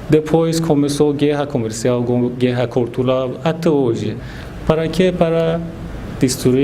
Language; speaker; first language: Portuguese; non-native, fluent; Persian